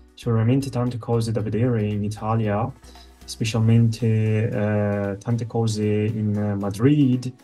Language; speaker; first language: Italian; native; Italian